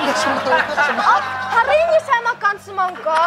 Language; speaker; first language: Indonesian; non-native, learner; German